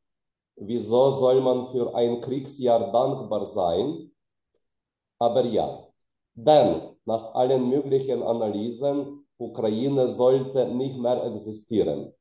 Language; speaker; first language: German; non-native, fluent; Ukrainian